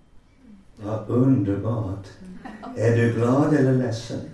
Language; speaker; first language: Swedish; non-native, fluent; English